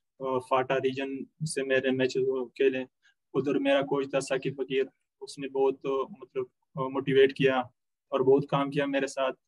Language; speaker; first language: Hindi; non-native, local second language; Pashto